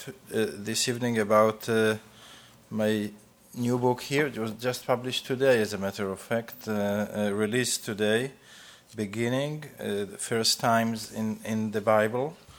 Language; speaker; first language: English; non-native, fluent; Hebrew